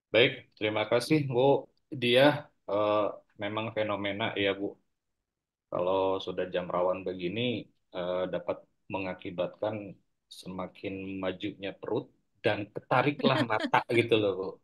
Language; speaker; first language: Indonesian; native; Indonesian